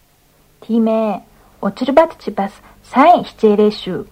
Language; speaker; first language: Mongolian; non-native, fluent; Japanese